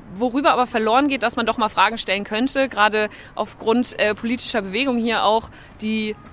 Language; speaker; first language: German; native; German